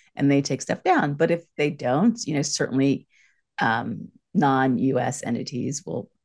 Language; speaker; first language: English; native; English